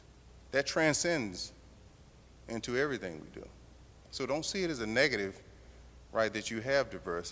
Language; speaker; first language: English; native; English